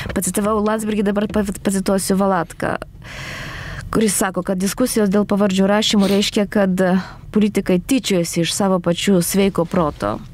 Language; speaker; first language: Lithuanian; non-native, local second language; Polish